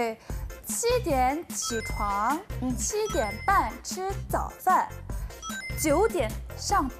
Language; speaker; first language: Chinese; non-native, learner; Korean